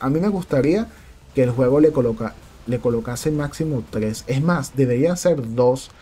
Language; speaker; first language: Spanish; native; Spanish